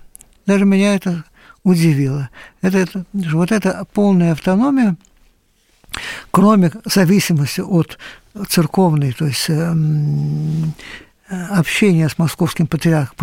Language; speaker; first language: Russian; native; Russian